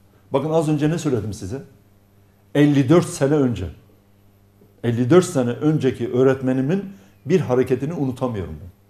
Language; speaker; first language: Turkish; non-native, local second language; Arabic